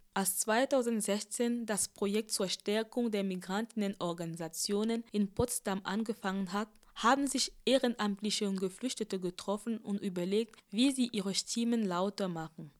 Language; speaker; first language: German; native; German